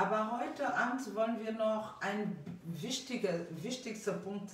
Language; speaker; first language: German; non-native, fluent; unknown